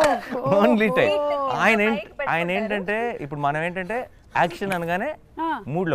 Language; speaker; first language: Telugu; native; Telugu